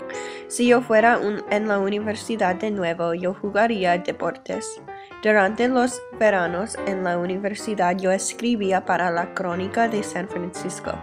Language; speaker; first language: Spanish; non-native, learner; English